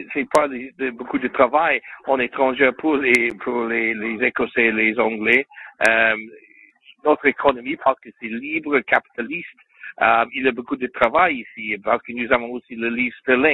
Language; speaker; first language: French; non-native, learner; English